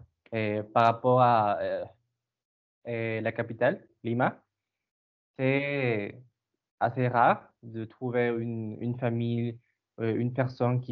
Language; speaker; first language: French; non-native, learner; Spanish